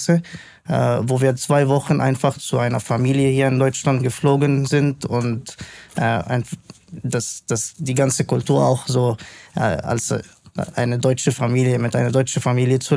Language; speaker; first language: German; non-native, fluent; Arabic